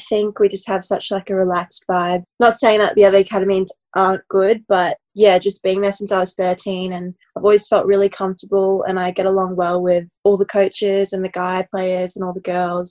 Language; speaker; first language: English; native; English